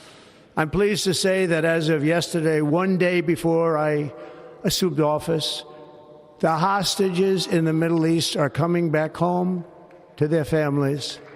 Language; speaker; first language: English; native; English